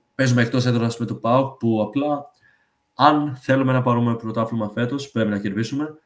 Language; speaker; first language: Greek; early bilingual, heritage; English